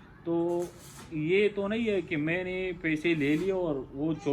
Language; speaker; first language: Hindi; non-native, local second language; Pashto